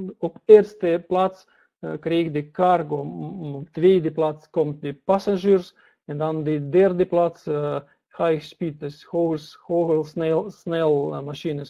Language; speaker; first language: Dutch; non-native, learner; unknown